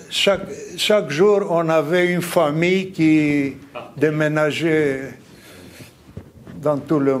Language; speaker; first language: French; non-native, fluent; Greek